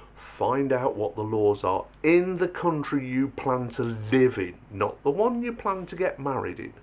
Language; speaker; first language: English; native; English